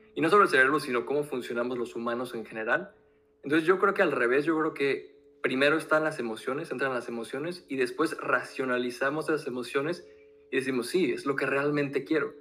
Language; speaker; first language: Spanish; native; Spanish